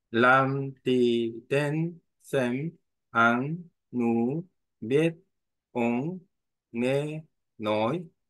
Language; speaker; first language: Vietnamese; non-native, learner; Korean